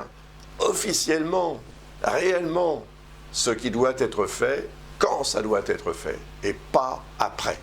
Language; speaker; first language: French; native; French